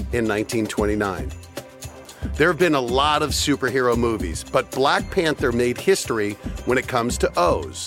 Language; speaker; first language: English; native; English